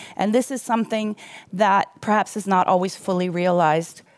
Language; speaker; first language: English; non-native, fluent; German